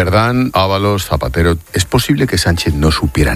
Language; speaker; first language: Spanish; native; Spanish